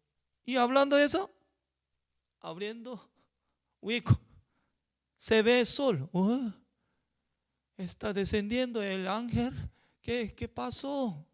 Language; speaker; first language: Spanish; non-native, fluent; Korean